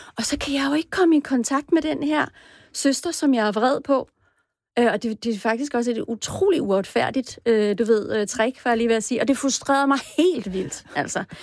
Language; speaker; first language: Danish; native; Danish